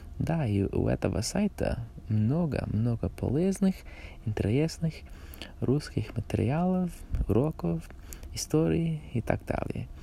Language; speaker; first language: Russian; non-native, learner; English